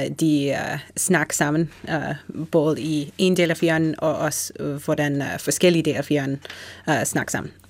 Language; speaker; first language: Danish; non-native, fluent; English